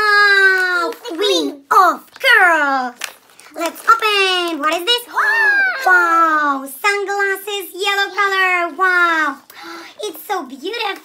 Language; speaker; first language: English; non-native, learner; Russian